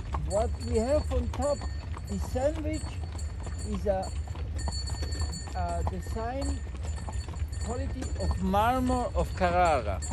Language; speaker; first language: English; non-native, learner; German